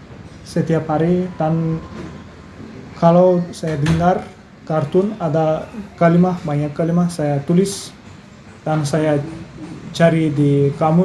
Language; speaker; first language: Indonesian; non-native, learner; Turkish